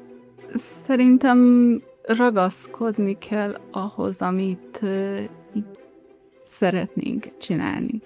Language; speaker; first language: Hungarian; early bilingual, heritage; Hungarian